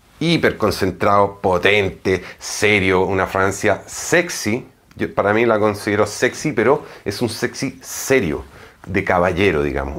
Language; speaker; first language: Spanish; native; Spanish